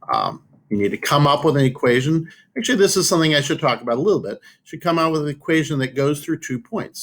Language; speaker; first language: English; native; English